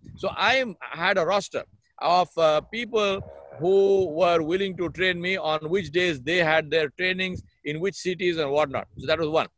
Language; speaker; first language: English; non-native, local second language; Urdu